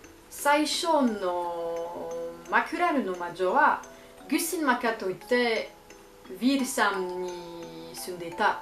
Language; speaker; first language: Japanese; non-native, learner; French